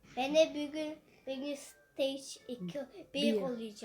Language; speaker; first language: Turkish; early bilingual, heritage; Dutch